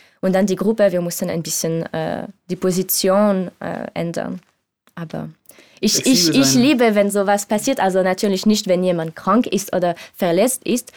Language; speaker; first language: German; non-native, learner; French